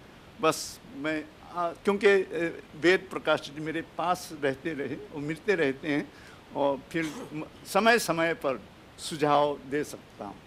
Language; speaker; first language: Hindi; non-native, fluent; Japanese